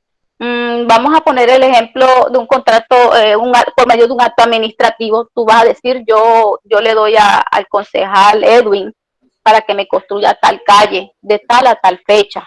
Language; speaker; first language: Spanish; native; Spanish